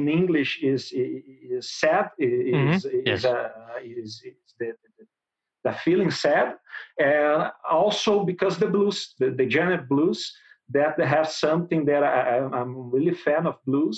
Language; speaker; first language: English; non-native, learner; Portuguese